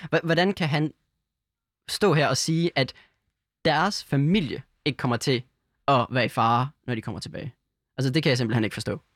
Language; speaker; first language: Danish; native; Danish